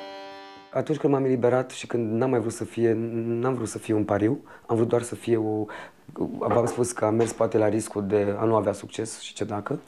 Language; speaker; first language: Romanian; native; Romanian